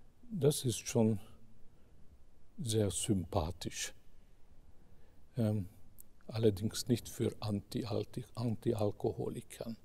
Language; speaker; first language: German; non-native, fluent; Hungarian